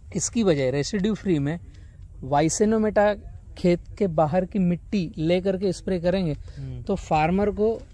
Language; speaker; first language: Hindi; native; Hindi